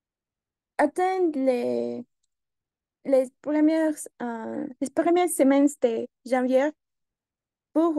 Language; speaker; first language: French; non-native, learner; Spanish